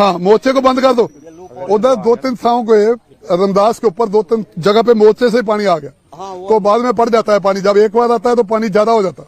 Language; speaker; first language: Hindi; non-native, local second language; Punjabi